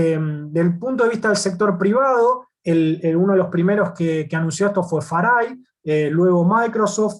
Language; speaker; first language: Spanish; native; Spanish